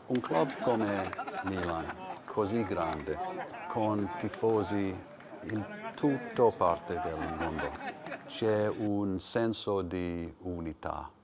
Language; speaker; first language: Italian; non-native, learner; English